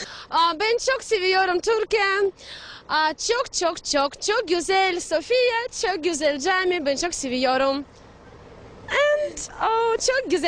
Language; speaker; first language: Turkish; non-native, learner; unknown